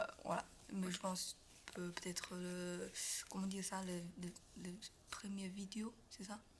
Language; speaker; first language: French; non-native, learner; Chinese